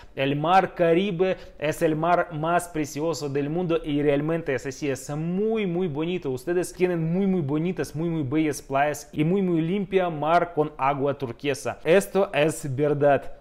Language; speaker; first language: Spanish; non-native, fluent; Russian